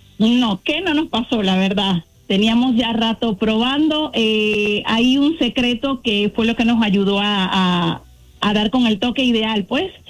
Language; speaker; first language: Spanish; native; Spanish